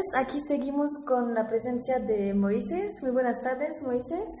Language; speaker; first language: Spanish; non-native, fluent; French